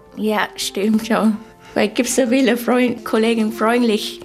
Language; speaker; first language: German; non-native, learner; Vietnamese